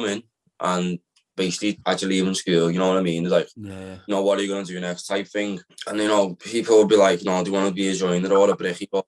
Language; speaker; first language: English; native; English